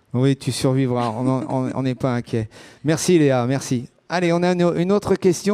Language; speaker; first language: French; native; French